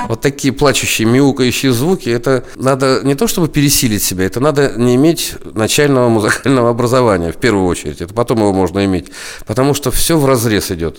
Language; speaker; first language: Russian; native; Russian